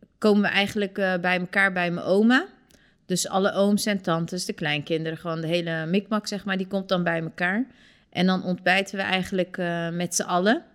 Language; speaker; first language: Dutch; early bilingual, other home language; Turkish